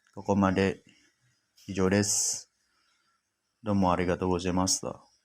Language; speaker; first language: Japanese; non-native, learner; Indonesian